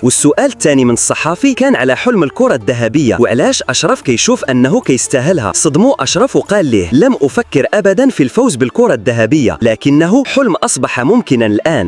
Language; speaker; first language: Arabic; native; Arabic